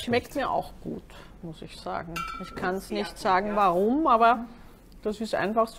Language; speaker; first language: German; native; German